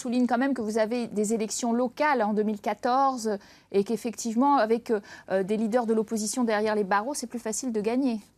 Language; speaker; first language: French; native; French